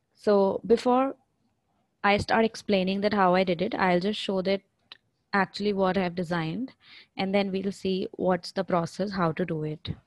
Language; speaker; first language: English; non-native, local second language; Hindi